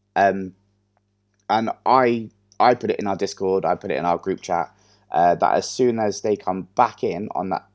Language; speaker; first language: English; native; English